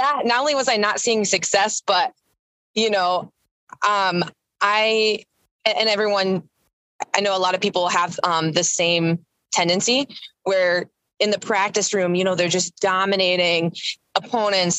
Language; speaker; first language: English; native; English